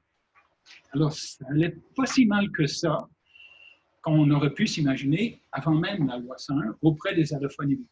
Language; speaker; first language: French; native; French